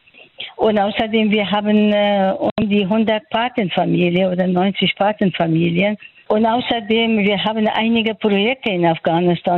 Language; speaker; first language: German; non-native, fluent; Persian